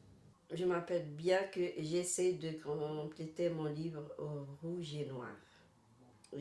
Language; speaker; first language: French; non-native, local second language; Arabic